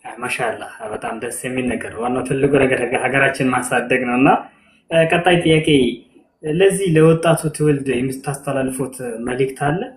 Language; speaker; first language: Amharic; non-native, local second language; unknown